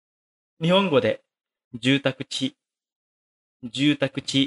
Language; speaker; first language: Japanese; non-native, fluent; Indonesian